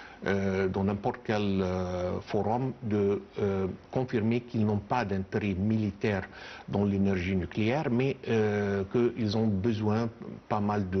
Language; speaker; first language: French; non-native, fluent; Arabic